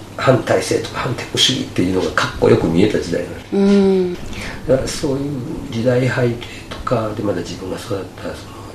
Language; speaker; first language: Japanese; native; Japanese